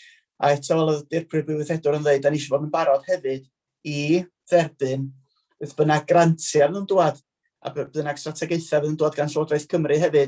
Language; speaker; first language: Welsh; native; Welsh